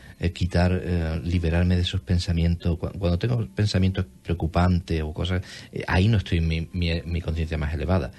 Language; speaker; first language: Spanish; native; Spanish